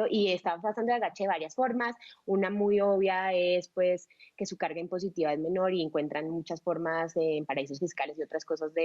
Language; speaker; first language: Spanish; native; Spanish